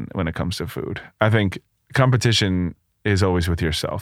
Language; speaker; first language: English; native; English